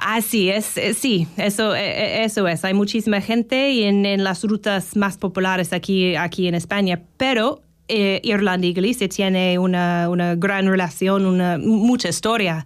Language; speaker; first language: Spanish; non-native, fluent; English